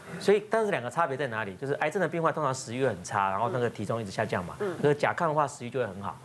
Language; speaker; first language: Chinese; native; Chinese